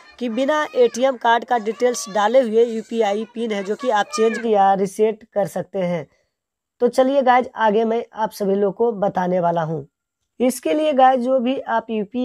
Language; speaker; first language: Hindi; native; Hindi